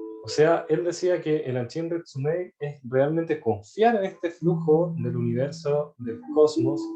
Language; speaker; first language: Spanish; native; Spanish